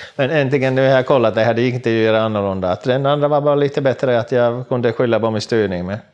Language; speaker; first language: Swedish; non-native, local second language; Finnish